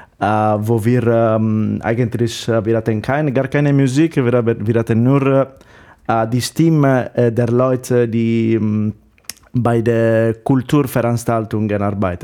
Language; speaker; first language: German; non-native, learner; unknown